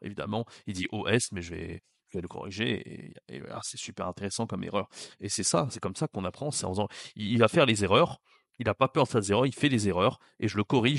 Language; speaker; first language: French; native; French